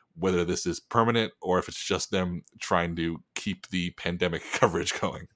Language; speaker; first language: English; native; English